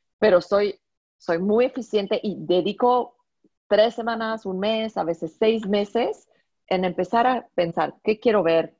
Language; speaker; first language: Spanish; non-native, fluent; French